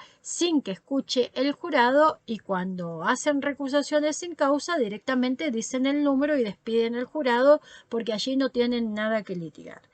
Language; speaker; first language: Spanish; native; Spanish